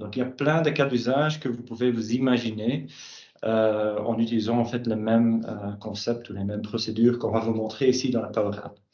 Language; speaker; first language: French; native; French